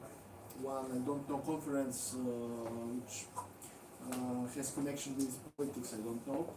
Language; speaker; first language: English; non-native, learner; Russian